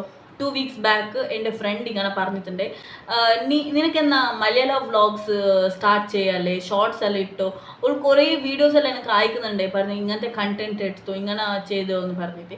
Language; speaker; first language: Malayalam; non-native, local second language; Tulu